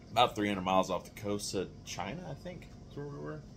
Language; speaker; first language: English; native; English